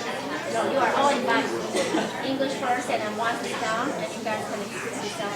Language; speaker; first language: English; non-native, learner; Chinese